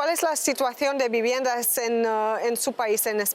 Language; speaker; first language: Spanish; non-native, fluent; Romanian